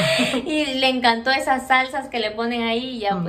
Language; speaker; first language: Spanish; native; Spanish